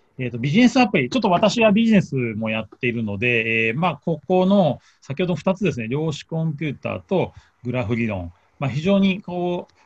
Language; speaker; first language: Japanese; native; Japanese